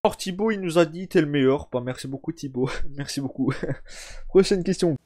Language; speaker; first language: French; early bilingual, other home language; Turkish